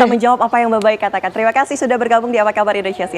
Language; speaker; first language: Indonesian; native; Indonesian